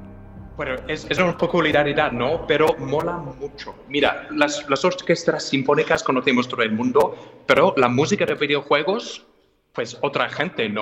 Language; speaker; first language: Spanish; non-native, fluent; English